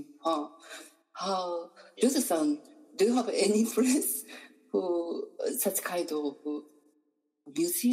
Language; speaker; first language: English; non-native, learner; Japanese